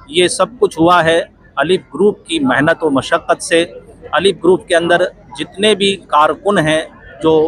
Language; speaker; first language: Urdu; non-native, local second language; Gujarati